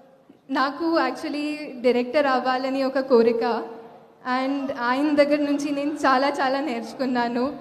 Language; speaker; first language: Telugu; non-native, fluent; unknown